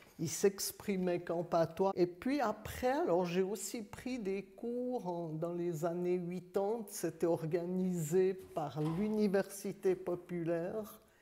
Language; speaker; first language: French; native; French